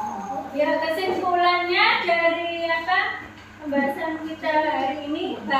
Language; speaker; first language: Indonesian; native; Indonesian